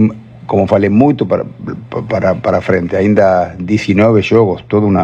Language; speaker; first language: Portuguese; non-native, learner; Spanish